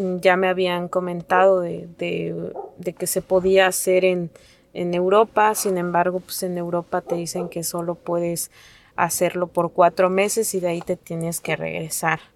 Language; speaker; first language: Spanish; non-native, local second language; Nahuatl languages